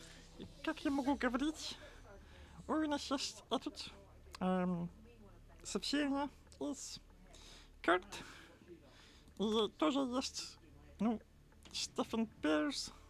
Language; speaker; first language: Russian; non-native, learner; English